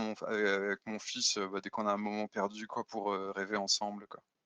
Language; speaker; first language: French; native; French